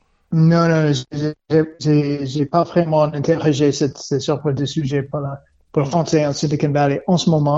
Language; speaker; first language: French; non-native, learner; English